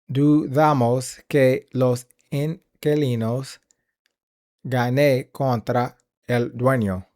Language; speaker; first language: Spanish; non-native, learner; English